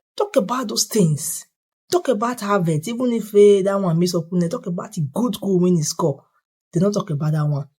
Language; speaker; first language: Nigerian Pidgin; native; Nigerian Pidgin